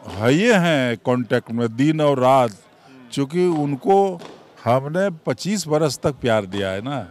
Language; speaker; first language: Hindi; native; Hindi